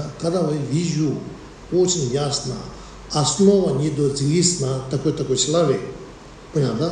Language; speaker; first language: Russian; non-native, learner; Tibetan